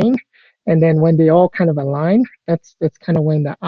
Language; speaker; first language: English; non-native, local second language; Yoruba